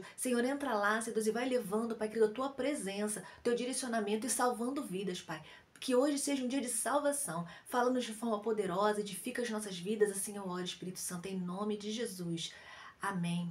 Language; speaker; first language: Portuguese; native; Portuguese